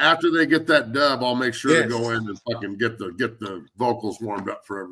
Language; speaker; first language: English; native; English